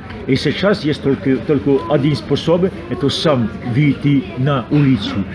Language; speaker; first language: Russian; non-native, fluent; French